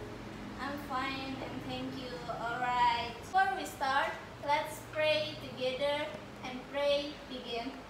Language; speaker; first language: English; non-native, learner; Indonesian